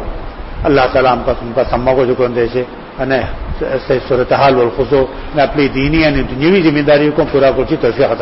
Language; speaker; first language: Marathi; non-native, local second language; Urdu